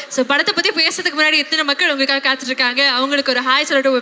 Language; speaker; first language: Tamil; native; Tamil